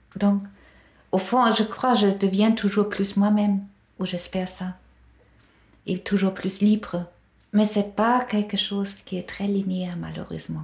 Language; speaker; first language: French; non-native, fluent; German